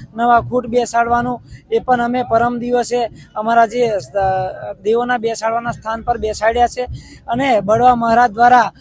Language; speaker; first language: Gujarati; non-native, local second language; Rathawi